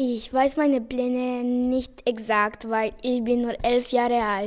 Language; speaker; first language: German; non-native, local second language; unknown